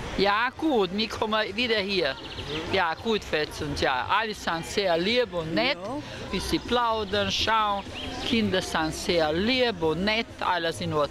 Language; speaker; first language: German; non-native, learner; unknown